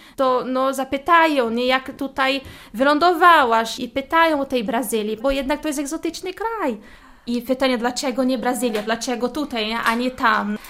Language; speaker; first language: Polish; non-native, fluent; Portuguese